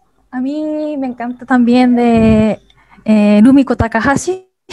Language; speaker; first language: Spanish; non-native, learner; Japanese